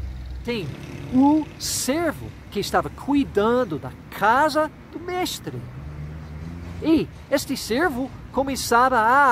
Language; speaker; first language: Portuguese; non-native, fluent; English